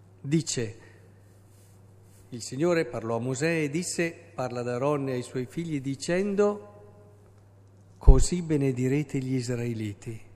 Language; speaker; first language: Italian; native; Italian